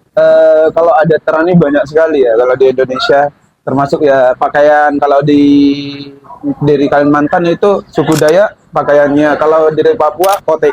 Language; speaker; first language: Indonesian; non-native, local second language; Madurese